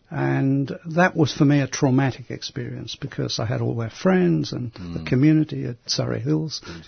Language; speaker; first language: English; non-native, local second language; Greek